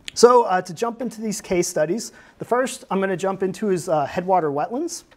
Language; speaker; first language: English; native; English